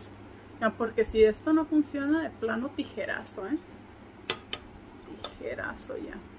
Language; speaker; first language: Spanish; native; Spanish